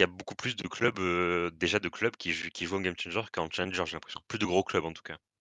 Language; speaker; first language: French; native; French